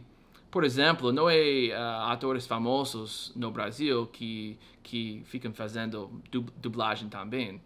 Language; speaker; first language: Portuguese; non-native, fluent; English